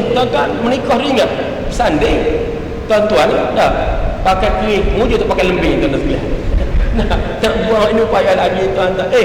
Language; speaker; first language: Malay; native; Malay